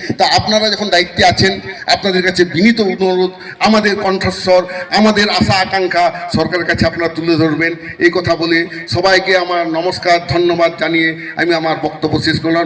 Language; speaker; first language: Bangla; non-native, local second language; Santali